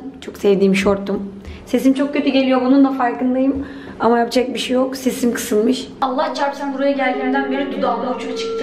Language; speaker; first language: Turkish; native; Turkish